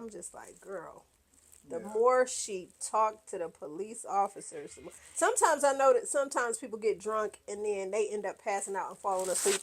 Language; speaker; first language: English; native; English